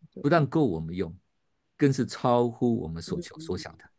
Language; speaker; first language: Chinese; native; Chinese